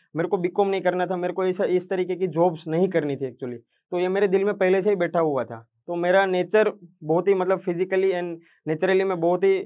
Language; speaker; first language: Hindi; non-native, local second language; Gujarati